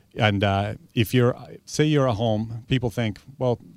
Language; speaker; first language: English; early bilingual, other home language; Spanish